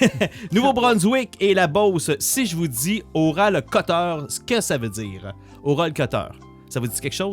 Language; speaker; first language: French; native; French